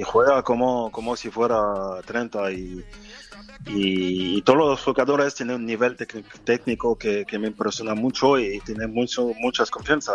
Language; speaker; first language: Spanish; non-native, fluent; French